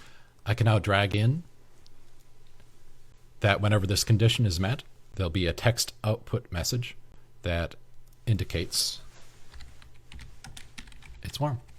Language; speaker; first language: English; native; English